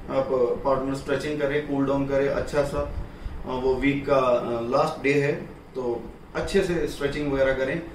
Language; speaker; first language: Hindi; non-native, local second language; Punjabi